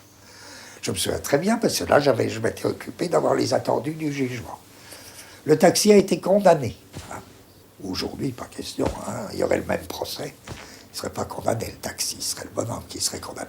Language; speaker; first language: French; native; French